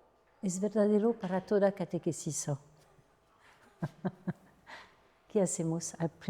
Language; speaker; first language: Spanish; non-native, fluent; French